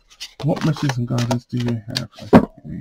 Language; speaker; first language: English; native; English